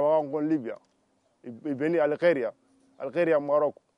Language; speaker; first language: Spanish; non-native, learner; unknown